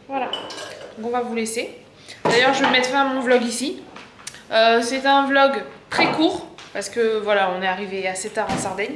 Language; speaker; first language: French; native; French